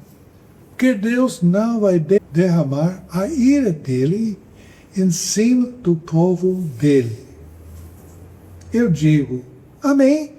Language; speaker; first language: Portuguese; non-native, fluent; English